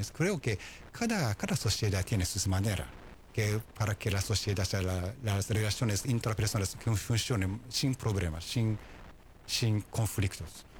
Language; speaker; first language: Spanish; non-native, fluent; Japanese